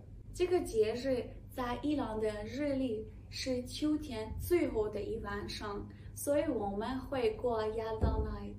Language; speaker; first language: Chinese; non-native, fluent; Persian